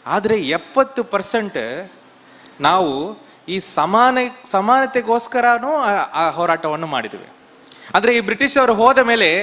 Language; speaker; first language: Kannada; non-native, local second language; Tamil